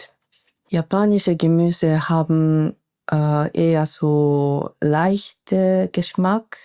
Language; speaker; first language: German; non-native, fluent; Japanese